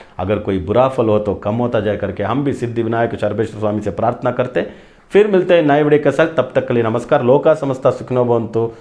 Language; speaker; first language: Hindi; non-native, local second language; Kannada